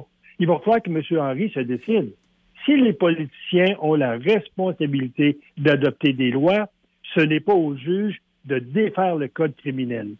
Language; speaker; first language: French; native; French